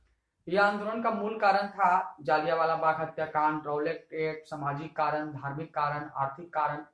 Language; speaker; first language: Hindi; native; Hindi